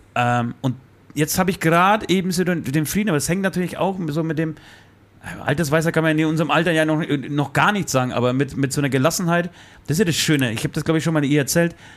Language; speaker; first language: German; early bilingual, other home language; Polish